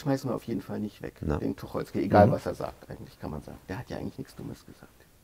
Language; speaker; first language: German; native; German